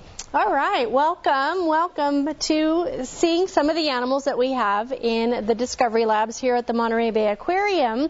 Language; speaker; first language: English; native; English